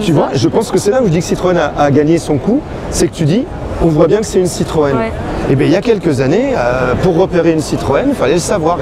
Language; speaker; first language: French; native; French